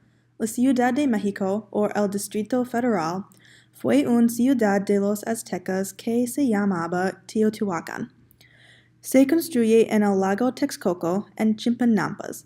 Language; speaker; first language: Spanish; non-native, learner; English